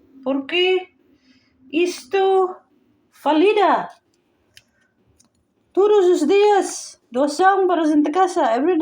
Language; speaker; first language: Portuguese; non-native, learner; Filipino